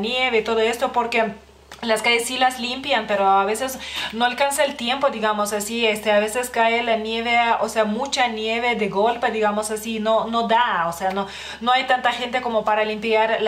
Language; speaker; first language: Spanish; non-native, fluent; Lithuanian